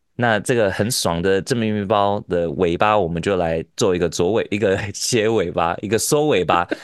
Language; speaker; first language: Chinese; early bilingual, heritage; Chinese